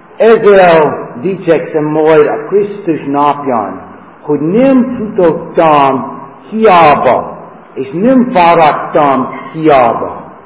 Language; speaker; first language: Hungarian; non-native, fluent; English